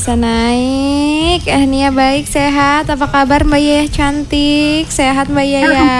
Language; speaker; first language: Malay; non-native, local second language; Javanese